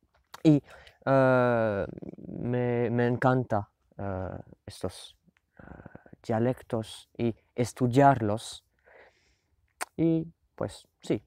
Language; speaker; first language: Spanish; non-native, learner; French